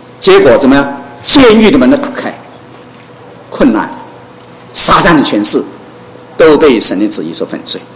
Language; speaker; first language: Chinese; non-native, local second language; Cantonese